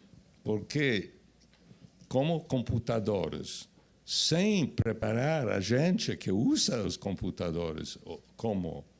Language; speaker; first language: Portuguese; non-native, fluent; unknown